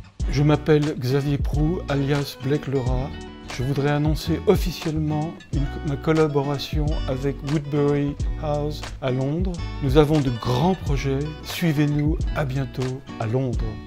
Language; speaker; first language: French; native; French